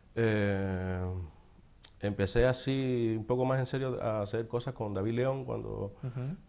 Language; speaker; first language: Spanish; native; Spanish